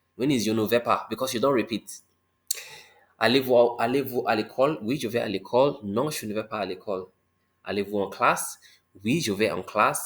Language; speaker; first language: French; non-native, fluent; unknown